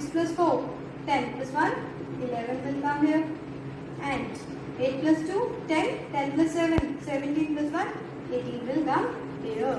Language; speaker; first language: English; non-native, local second language; Hindi